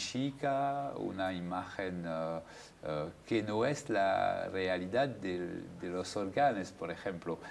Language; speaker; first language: Spanish; non-native, fluent; French